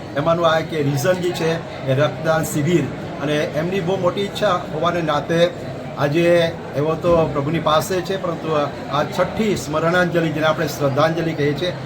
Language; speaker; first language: Gujarati; non-native, local second language; Gamit